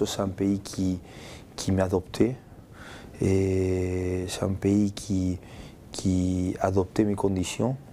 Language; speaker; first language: French; non-native, fluent; Spanish